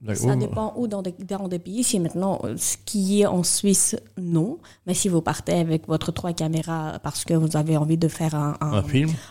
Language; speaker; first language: French; non-native, fluent; Russian